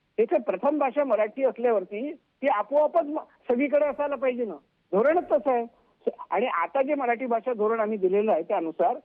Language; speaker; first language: Marathi; native; Marathi